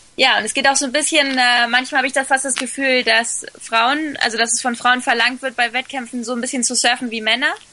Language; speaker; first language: German; early bilingual, other home language; Spanish